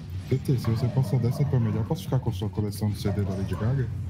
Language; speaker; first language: Portuguese; native; Portuguese